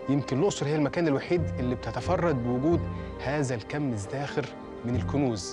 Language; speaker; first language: Arabic; native; Arabic